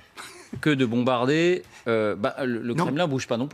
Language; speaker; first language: French; native; French